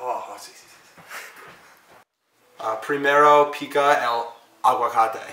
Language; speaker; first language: Spanish; non-native, learner; English